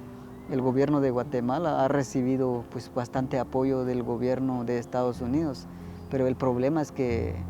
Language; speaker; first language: Spanish; native; Spanish